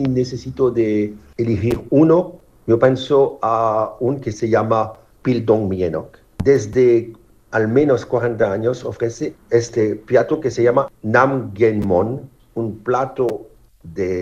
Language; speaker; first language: Spanish; non-native, fluent; French